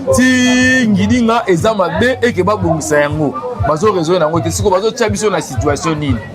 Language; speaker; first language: Lingala; non-native, local second language; Kongo